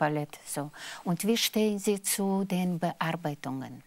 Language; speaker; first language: German; non-native, fluent; Russian